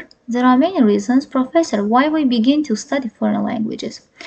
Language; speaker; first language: English; non-native, fluent; Azerbaijani